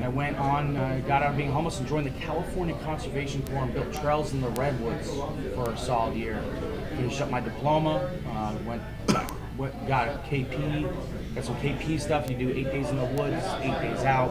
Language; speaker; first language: English; native; English